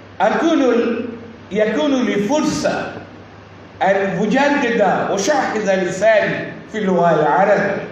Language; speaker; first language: Arabic; non-native, learner; Bangla